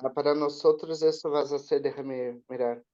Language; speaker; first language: Spanish; non-native, learner; Portuguese